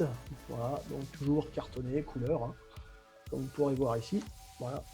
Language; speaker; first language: French; native; French